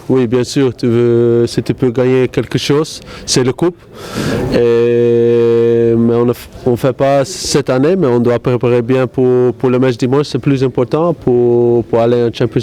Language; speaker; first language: French; non-native, learner; Dutch